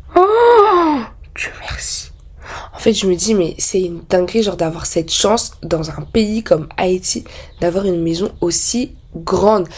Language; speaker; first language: French; native; French